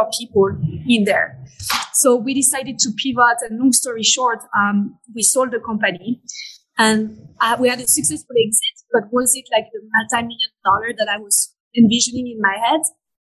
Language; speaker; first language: English; non-native, fluent; French